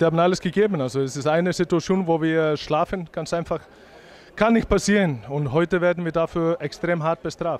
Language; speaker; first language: German; non-native, fluent; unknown